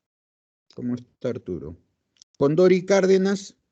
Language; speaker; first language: Spanish; native; Spanish